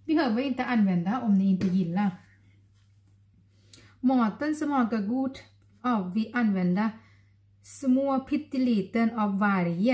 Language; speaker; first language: Swedish; non-native, learner; Thai